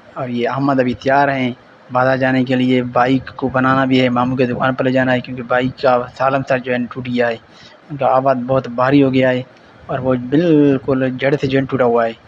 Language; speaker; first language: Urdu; non-native, local second language; Sindhi